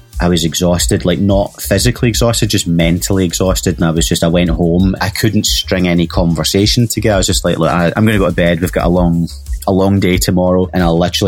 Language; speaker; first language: English; native; English